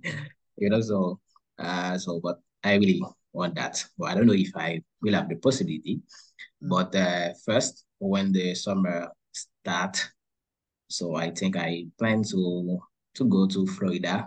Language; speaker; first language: English; non-native, learner; Haitian Creole